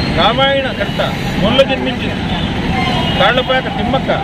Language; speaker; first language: Telugu; native; Telugu